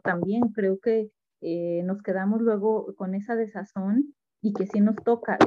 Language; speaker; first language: Spanish; native; Spanish